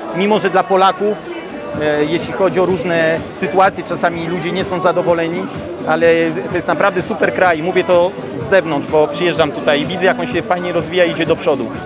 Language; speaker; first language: Polish; early bilingual, heritage; Polish